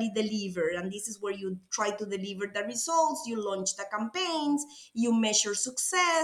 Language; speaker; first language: English; non-native, fluent; Spanish